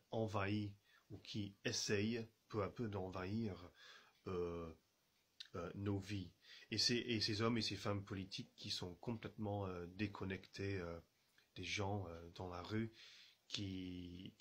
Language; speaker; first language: French; non-native, fluent; English